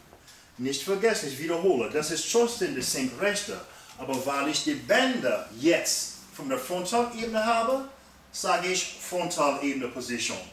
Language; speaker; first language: German; non-native, fluent; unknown